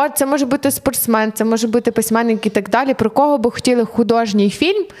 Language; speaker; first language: Ukrainian; native; Ukrainian